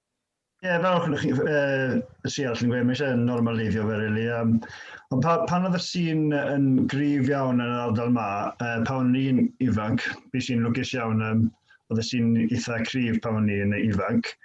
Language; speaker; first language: Welsh; native; Welsh